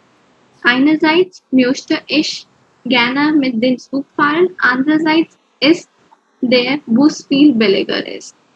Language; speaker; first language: German; non-native, fluent; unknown